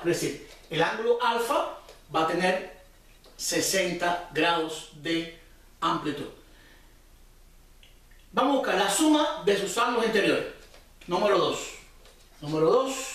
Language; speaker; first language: Spanish; native; Spanish